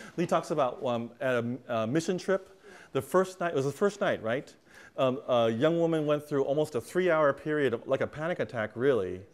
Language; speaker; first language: English; native; English